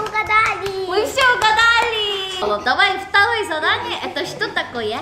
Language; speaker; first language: Russian; non-native, learner; Korean